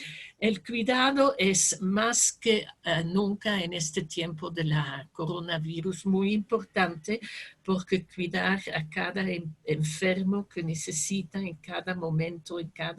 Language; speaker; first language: Spanish; non-native, fluent; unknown